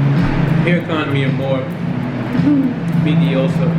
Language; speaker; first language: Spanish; non-native, learner; English